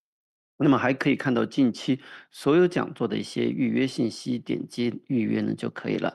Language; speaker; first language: Chinese; native; Chinese